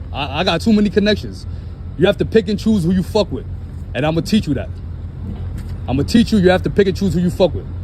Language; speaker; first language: English; native; English